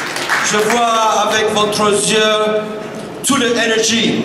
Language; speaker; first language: French; non-native, fluent; English